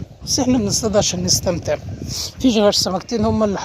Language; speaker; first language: Arabic; native; Arabic